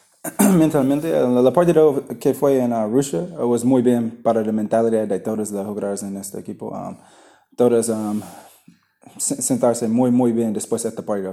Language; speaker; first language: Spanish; non-native, learner; English